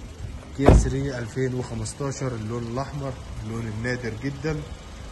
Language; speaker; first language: Arabic; native; Arabic